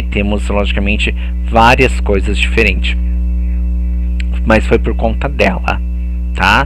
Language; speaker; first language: Portuguese; native; Portuguese